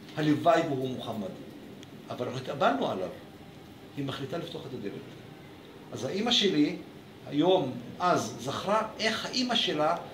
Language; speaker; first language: Hebrew; non-native, local second language; Arabic